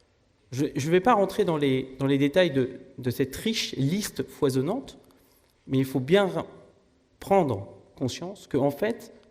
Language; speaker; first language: French; native; French